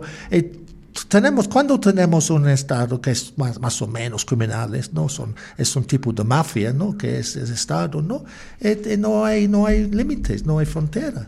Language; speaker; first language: Spanish; non-native, learner; English